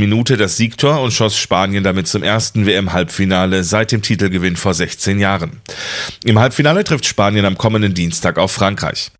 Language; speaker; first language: German; native; German